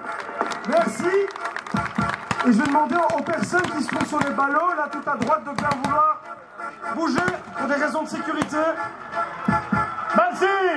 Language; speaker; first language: French; native; French